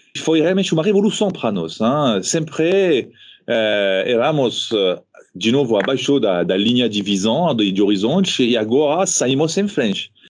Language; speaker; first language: Portuguese; non-native, fluent; French